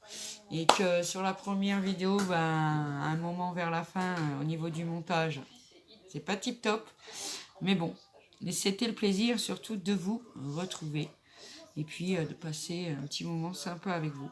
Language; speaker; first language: French; native; French